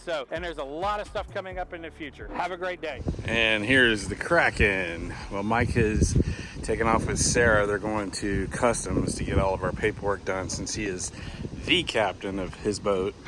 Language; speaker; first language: English; native; English